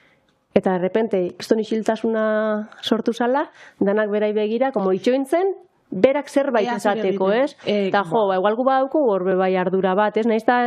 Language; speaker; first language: Basque; native; Basque